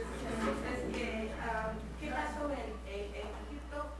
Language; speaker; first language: Spanish; non-native, learner; English